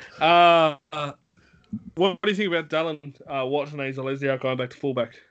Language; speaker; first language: English; native; English